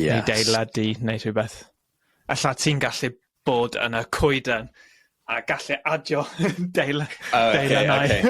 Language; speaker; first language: Welsh; non-native, learner; English